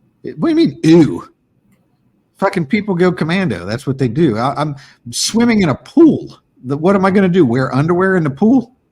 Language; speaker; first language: English; native; English